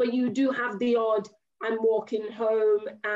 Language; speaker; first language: English; non-native, local second language; Yoruba